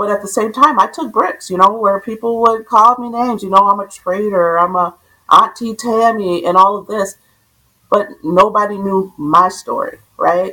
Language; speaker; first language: English; native; English